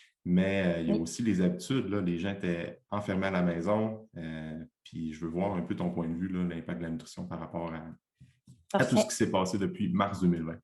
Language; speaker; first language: French; native; French